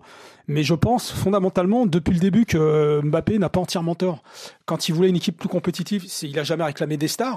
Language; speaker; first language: French; native; French